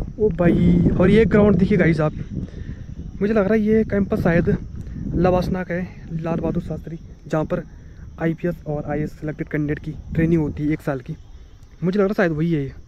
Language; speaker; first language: Hindi; native; Hindi